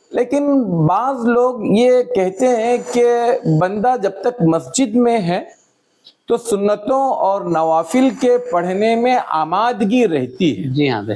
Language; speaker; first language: Urdu; native; Urdu